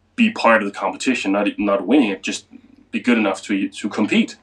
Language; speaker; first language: English; non-native, fluent; Danish